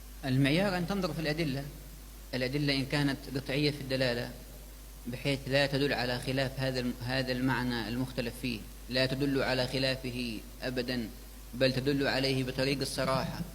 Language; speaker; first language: Arabic; native; Arabic